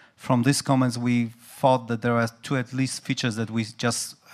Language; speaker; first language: English; non-native, fluent; Polish